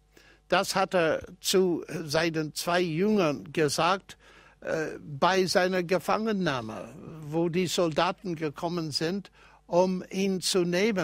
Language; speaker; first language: German; non-native, fluent; English